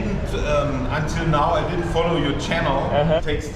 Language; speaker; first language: English; non-native, fluent; German